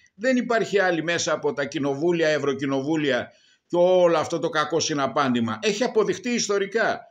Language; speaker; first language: Greek; native; Greek